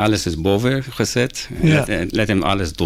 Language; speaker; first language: Dutch; non-native, learner; Hebrew